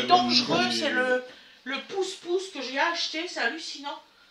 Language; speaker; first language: French; native; French